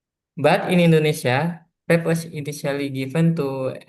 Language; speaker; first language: English; non-native, learner; Indonesian